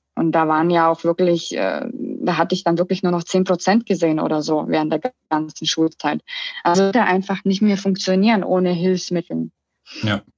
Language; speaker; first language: German; early bilingual, other home language; Russian